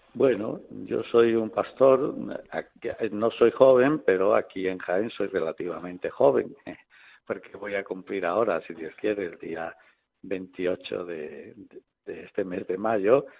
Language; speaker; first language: Spanish; native; Spanish